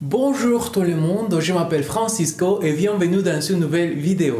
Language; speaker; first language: French; non-native, fluent; Spanish